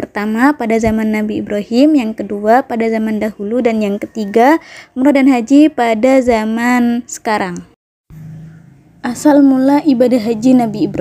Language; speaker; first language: Indonesian; native; Indonesian